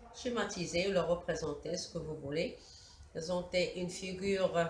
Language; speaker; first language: French; non-native, local second language; Arabic